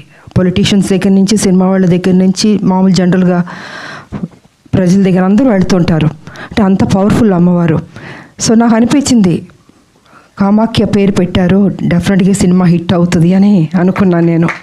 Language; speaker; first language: Telugu; native; Telugu